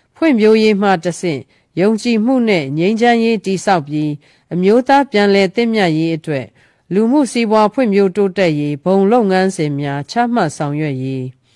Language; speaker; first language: Burmese; native; Burmese